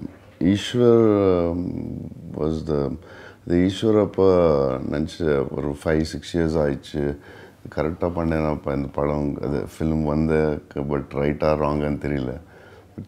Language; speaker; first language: Tamil; non-native, learner; Telugu